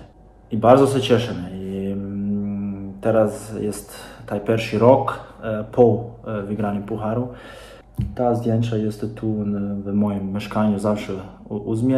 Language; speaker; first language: Polish; non-native, learner; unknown